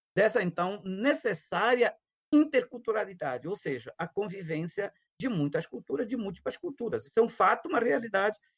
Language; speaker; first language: Portuguese; non-native, local second language; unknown